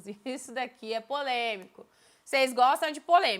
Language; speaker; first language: Portuguese; native; Portuguese